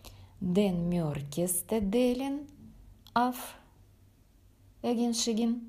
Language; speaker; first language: Norwegian; non-native, fluent; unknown